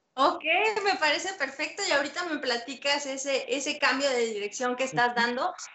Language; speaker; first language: Spanish; native; Spanish